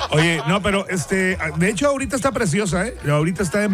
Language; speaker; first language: Spanish; native; Spanish